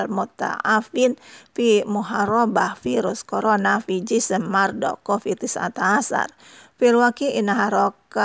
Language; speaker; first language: Arabic; non-native, fluent; Indonesian